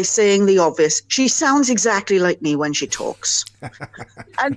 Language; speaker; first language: English; native; English